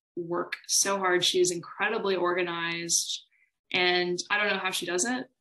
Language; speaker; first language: English; native; English